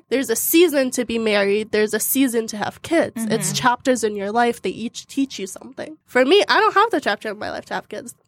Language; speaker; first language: English; early bilingual, heritage; Arabic